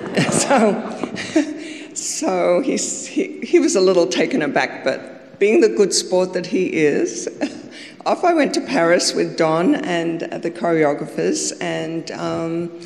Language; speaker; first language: English; native; English